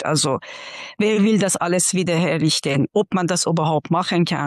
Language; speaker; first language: German; non-native, fluent; Persian